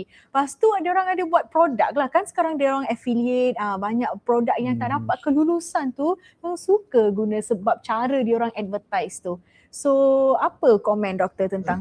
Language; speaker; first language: Malay; native; Malay